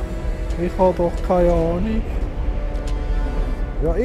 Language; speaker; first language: German; native; German